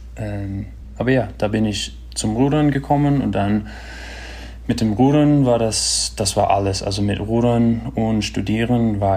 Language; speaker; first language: German; early bilingual, other home language; English